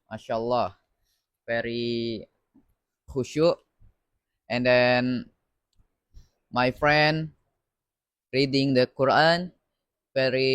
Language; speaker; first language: English; non-native, learner; Indonesian